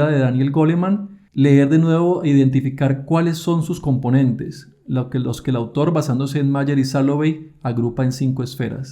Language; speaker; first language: Spanish; native; Spanish